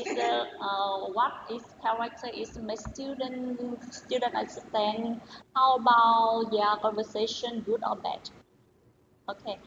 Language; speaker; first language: English; non-native, learner; Vietnamese